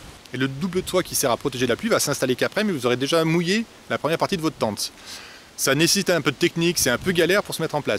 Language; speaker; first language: French; native; French